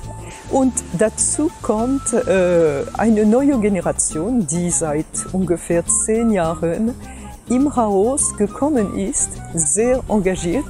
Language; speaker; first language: German; non-native, fluent; French